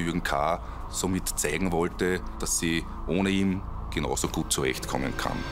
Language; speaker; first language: German; native; German